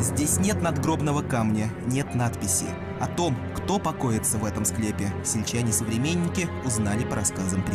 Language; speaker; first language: Russian; native; Russian